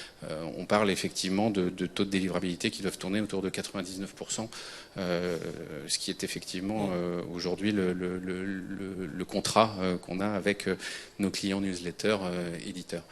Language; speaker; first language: French; native; French